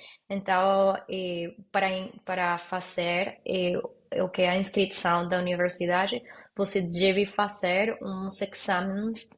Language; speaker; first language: Portuguese; non-native, learner; Spanish